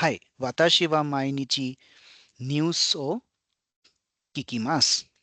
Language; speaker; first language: Japanese; non-native, fluent; Hindi